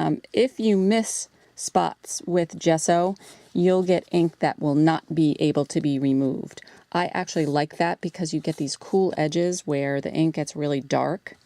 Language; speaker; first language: English; native; English